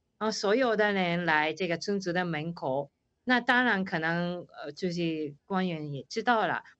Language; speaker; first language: Chinese; non-native, fluent; Japanese